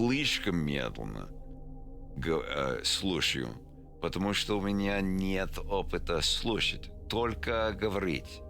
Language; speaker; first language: Russian; non-native, learner; English